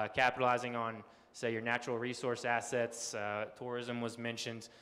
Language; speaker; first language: English; native; English